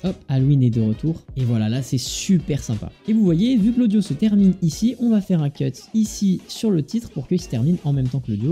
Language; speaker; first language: French; native; French